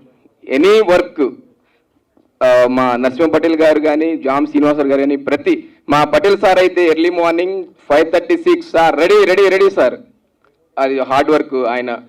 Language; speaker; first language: Telugu; native; Telugu